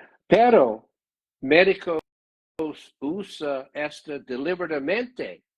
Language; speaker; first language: Spanish; non-native, learner; English